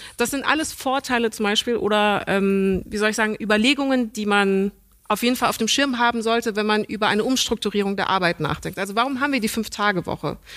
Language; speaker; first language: German; early bilingual, other home language; English